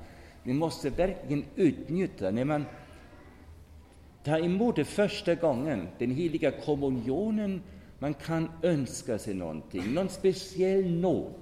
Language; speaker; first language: Swedish; non-native, fluent; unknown